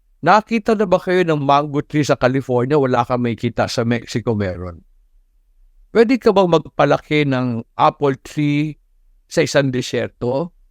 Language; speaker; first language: Filipino; non-native, local second language; Cebuano